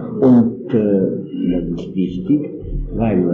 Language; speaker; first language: German; non-native, fluent; Italian